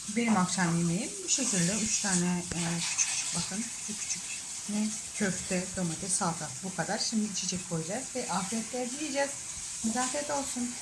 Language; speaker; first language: Turkish; non-native, fluent; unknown